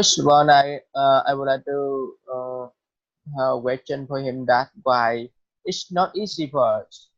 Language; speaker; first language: English; non-native, learner; Vietnamese